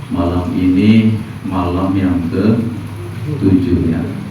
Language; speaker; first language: Indonesian; native; Indonesian